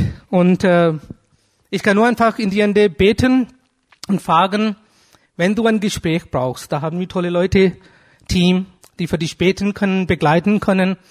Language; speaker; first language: German; non-native, fluent; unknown